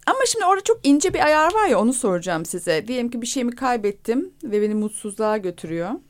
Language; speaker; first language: Turkish; native; Turkish